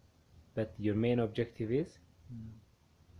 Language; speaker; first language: English; non-native, local second language; Amharic